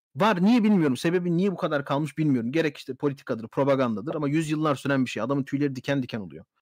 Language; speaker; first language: Turkish; early bilingual, heritage; Turkish